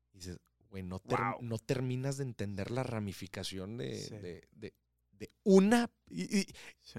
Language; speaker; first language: Spanish; native; Spanish